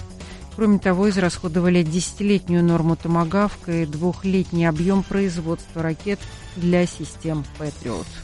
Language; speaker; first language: Russian; native; Russian